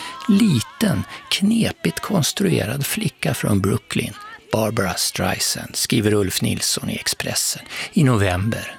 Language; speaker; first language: Swedish; native; Swedish